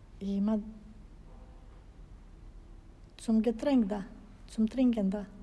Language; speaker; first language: German; non-native, fluent; Serbian